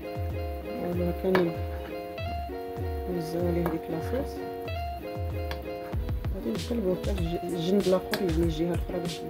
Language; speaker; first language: Arabic; native; Arabic